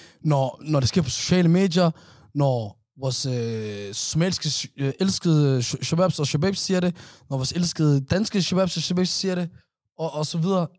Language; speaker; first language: Danish; native; Danish